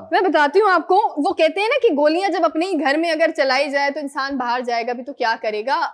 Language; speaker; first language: Urdu; native; Urdu